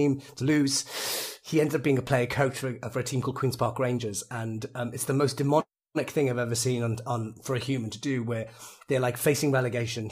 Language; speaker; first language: English; native; English